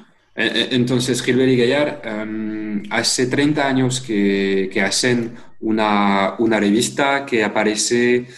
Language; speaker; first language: Spanish; non-native, fluent; French